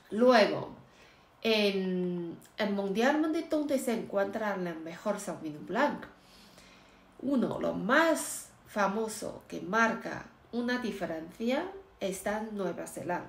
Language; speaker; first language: Spanish; non-native, fluent; Chinese